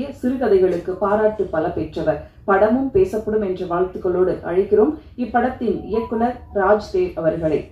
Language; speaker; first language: Tamil; native; Tamil